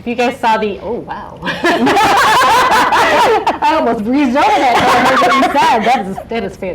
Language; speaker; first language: English; native; English